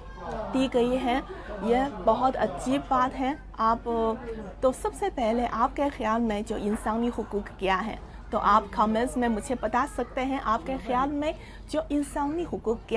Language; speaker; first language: Hindi; non-native, fluent; Chinese